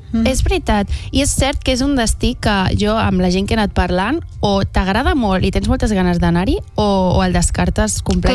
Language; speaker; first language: Catalan; native; Catalan